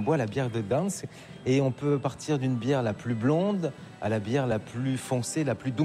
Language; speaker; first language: French; native; French